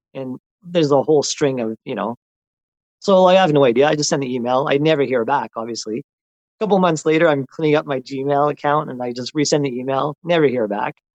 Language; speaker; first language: English; non-native, local second language; French